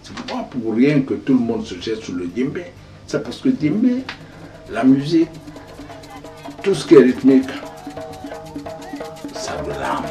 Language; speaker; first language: French; non-native, local second language; Mandingo